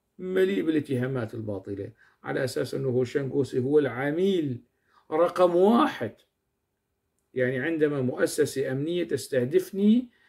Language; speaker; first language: Arabic; non-native, local second language; Kurdish